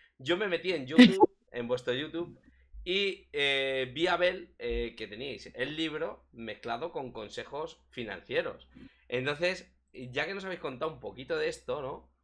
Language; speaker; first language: Spanish; native; Spanish